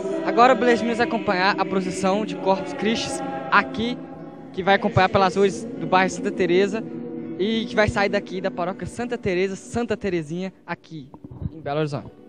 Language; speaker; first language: Portuguese; native; Portuguese